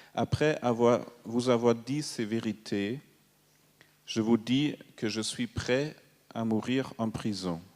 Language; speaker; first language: French; non-native, fluent; German